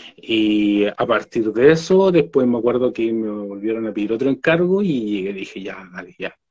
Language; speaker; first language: Spanish; native; Spanish